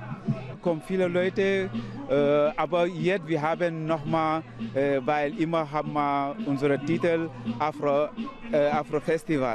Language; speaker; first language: German; non-native, learner; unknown